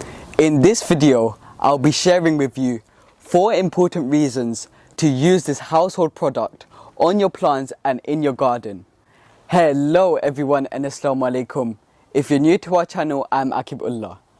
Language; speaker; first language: English; early bilingual, other home language; Bangla